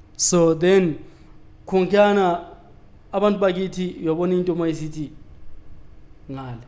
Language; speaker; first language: Zulu; native; Zulu